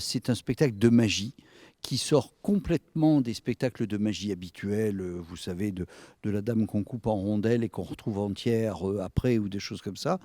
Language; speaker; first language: French; native; French